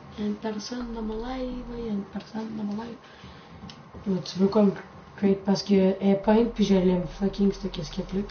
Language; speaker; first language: French; native; French